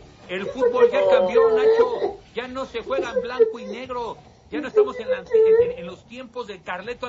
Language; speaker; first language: Spanish; native; Spanish